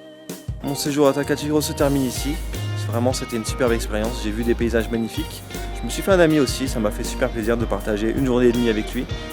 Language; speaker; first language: French; native; French